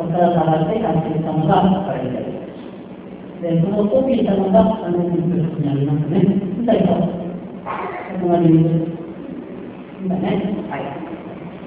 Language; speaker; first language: Japanese; native; Japanese